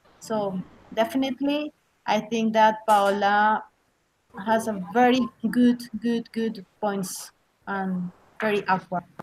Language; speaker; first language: English; non-native, learner; Spanish